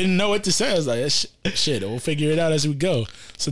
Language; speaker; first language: English; native; English